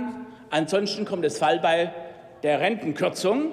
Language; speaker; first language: German; native; German